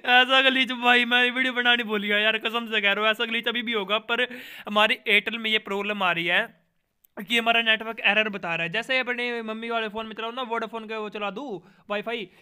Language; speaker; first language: Hindi; native; Hindi